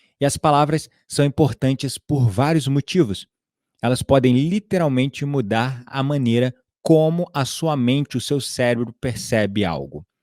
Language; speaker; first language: Portuguese; native; Portuguese